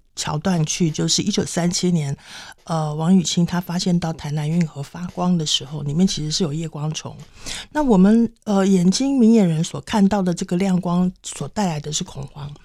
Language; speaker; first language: Chinese; native; Chinese